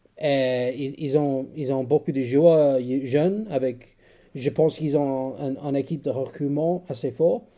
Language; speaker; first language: French; non-native, learner; English